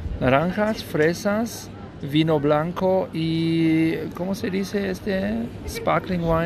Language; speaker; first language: Spanish; non-native, learner; German